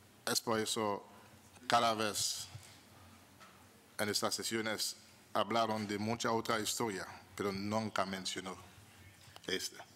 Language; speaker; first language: Spanish; non-native, fluent; Haitian Creole